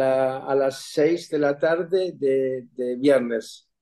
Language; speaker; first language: Spanish; non-native, fluent; German